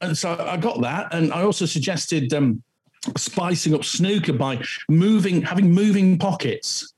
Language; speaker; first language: English; native; English